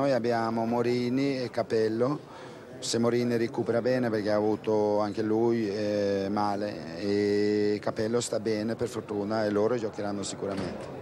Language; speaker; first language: Italian; non-native, fluent; Swedish